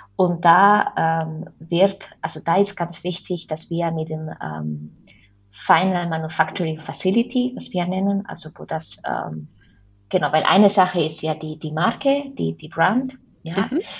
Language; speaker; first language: German; non-native, fluent; Spanish